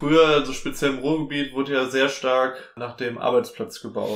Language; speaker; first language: German; native; German